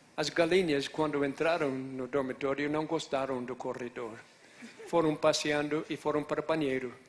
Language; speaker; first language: Portuguese; non-native, fluent; English